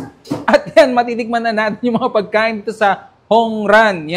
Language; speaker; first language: Filipino; native; Filipino